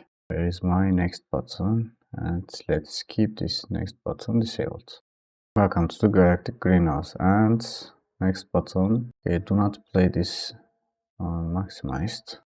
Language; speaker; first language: English; non-native, fluent; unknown